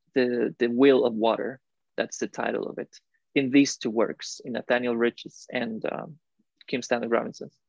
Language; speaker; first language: English; non-native, fluent; Spanish